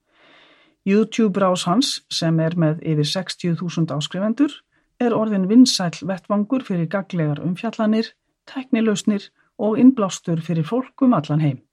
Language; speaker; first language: Icelandic; native; Icelandic